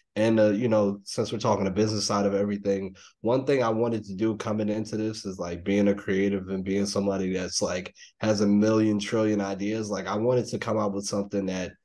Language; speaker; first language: English; native; English